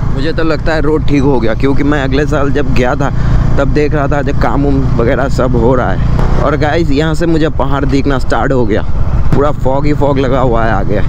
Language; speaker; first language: Hindi; non-native, local second language; Bangla